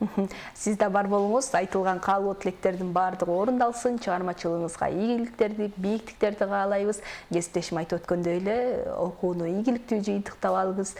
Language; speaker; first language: Kyrgyz; native; Kyrgyz